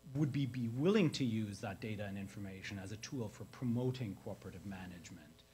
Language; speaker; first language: English; native; English